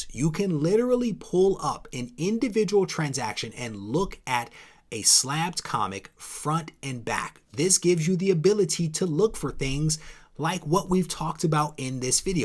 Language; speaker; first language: English; native; English